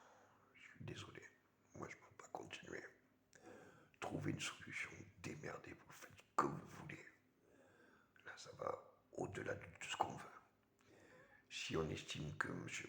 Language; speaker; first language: French; native; French